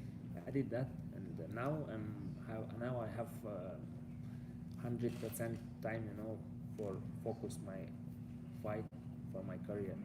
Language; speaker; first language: English; non-native, learner; Russian